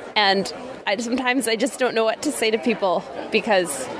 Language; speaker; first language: English; native; English